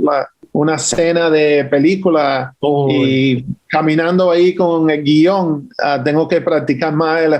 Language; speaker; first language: Spanish; early bilingual, heritage; English